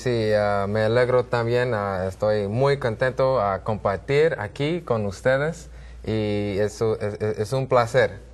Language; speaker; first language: Spanish; non-native, learner; English